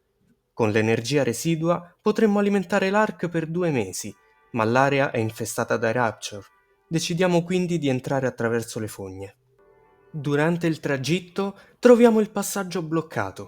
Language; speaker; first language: Italian; native; Italian